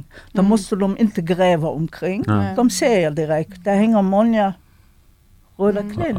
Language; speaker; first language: Swedish; non-native, fluent; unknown